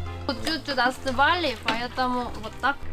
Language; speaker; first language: Russian; non-native, learner; Korean